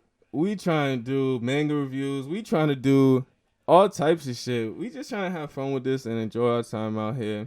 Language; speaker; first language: English; native; English